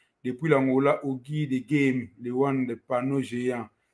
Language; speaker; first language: French; non-native, local second language; Lingala